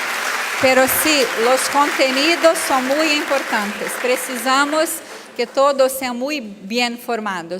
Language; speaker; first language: Spanish; non-native, learner; Portuguese